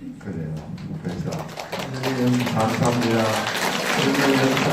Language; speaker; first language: Korean; non-native, learner; English